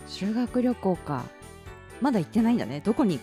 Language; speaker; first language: Japanese; native; Japanese